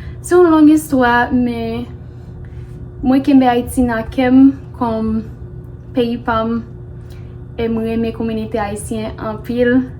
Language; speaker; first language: Haitian Creole; non-native, fluent; English